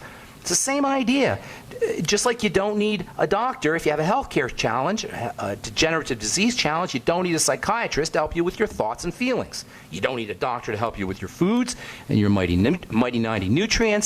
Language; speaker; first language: English; native; English